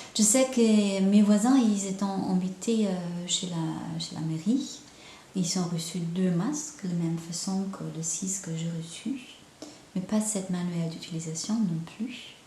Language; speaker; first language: French; non-native, fluent; German